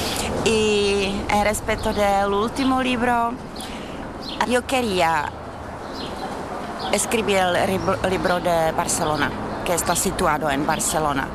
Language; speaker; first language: Spanish; non-native, fluent; Czech